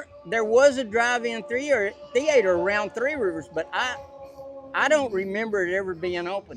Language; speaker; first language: English; native; English